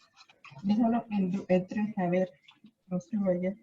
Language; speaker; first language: Spanish; native; Spanish